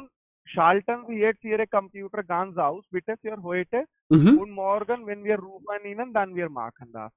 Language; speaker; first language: German; non-native, learner; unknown